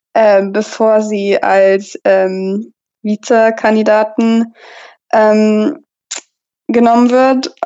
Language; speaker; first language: German; non-native, fluent; English